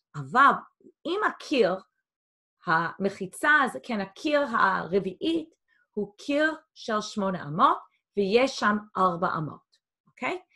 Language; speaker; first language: Hebrew; non-native, fluent; English